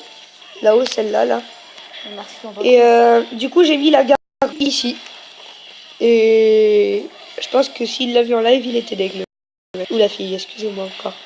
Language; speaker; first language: French; native; French